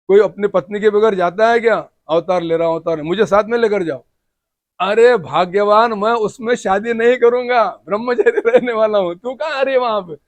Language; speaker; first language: Hindi; non-native, local second language; Marathi